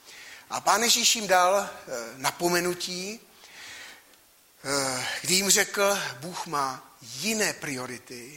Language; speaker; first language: Czech; native; Czech